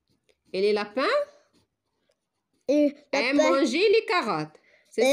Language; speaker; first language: French; non-native, local second language; Arabic